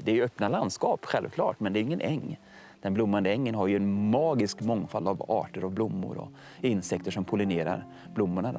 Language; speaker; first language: Swedish; native; Swedish